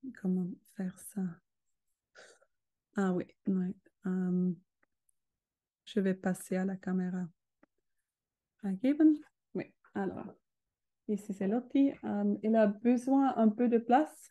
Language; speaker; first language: French; non-native, learner; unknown